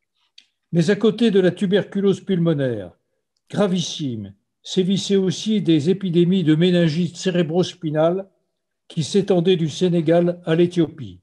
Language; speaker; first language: French; native; French